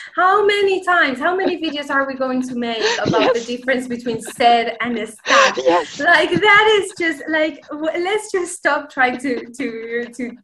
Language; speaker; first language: English; non-native, fluent; Spanish